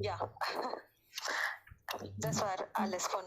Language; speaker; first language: German; non-native, learner; Hindi